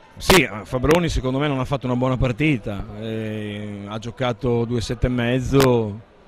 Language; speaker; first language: Italian; native; Italian